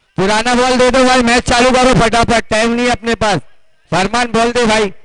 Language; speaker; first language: Hindi; native; Hindi